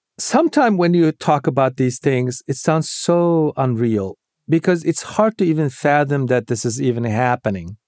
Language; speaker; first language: English; non-native, fluent; Uyghur